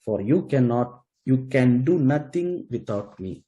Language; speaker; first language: English; non-native, local second language; Tamil